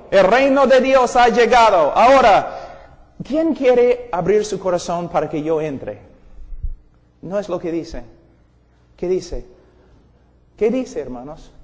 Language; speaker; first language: Spanish; non-native, fluent; English